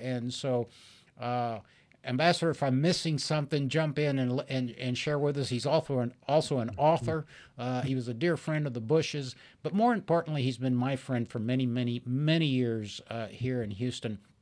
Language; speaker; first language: English; early bilingual, other home language; Spanish